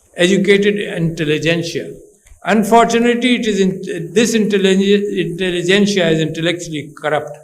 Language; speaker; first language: English; non-native, local second language; Urdu